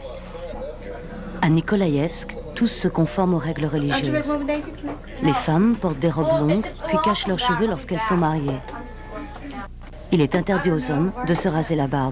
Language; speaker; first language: French; native; French